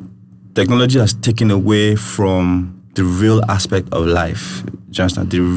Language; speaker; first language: English; non-native, local second language; Yoruba